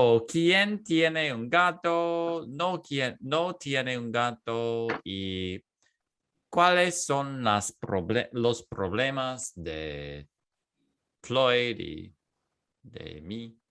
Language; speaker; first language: Spanish; non-native, fluent; English